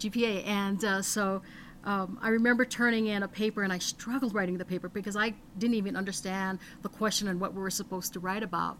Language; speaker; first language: English; native; English